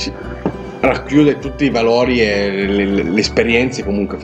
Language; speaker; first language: Italian; native; Italian